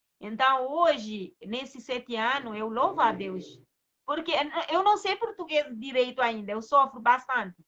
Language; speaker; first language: Portuguese; non-native, fluent; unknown